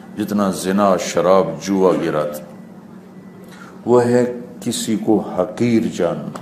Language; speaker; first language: Urdu; non-native, local second language; Punjabi